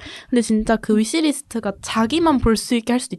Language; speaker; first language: Korean; native; Korean